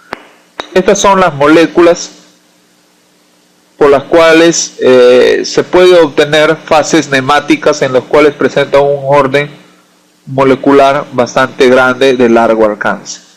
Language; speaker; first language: Spanish; native; Spanish